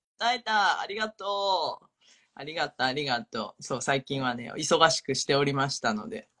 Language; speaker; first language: Japanese; non-native, fluent; Chinese